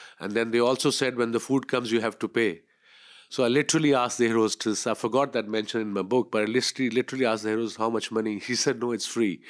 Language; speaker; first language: English; non-native, local second language; Urdu